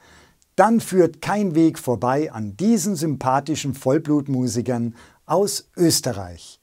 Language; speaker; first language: German; native; German